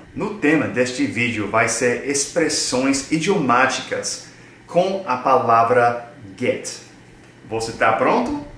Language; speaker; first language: Portuguese; non-native, fluent; English